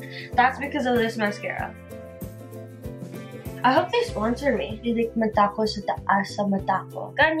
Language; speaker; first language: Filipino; non-native, learner; English